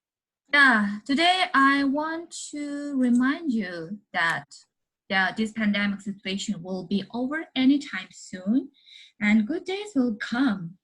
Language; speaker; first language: English; non-native, learner; Mongolian